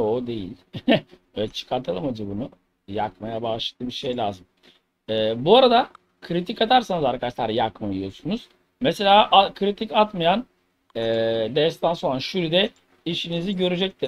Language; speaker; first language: Turkish; native; Turkish